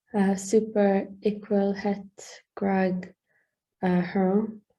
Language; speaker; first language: Dutch; non-native, learner; English